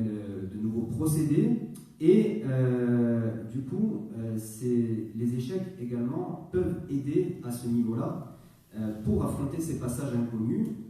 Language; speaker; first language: French; native; French